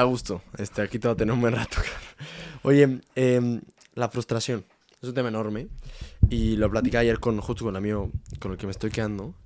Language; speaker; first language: Spanish; native; Spanish